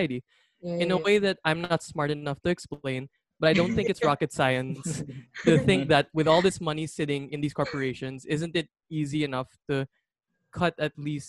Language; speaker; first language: English; non-native, local second language; Filipino